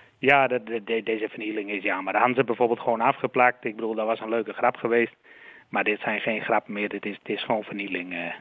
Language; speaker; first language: Dutch; native; Dutch